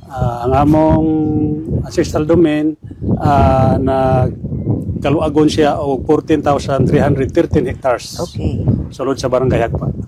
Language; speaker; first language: Cebuano; non-native, local second language; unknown